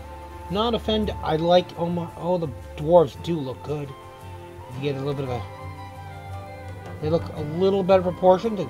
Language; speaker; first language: English; native; English